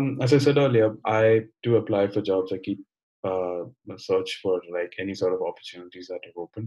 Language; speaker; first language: English; non-native, local second language; Malayalam